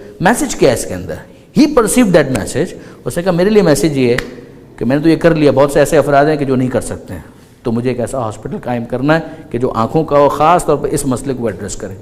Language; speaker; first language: Urdu; native; Urdu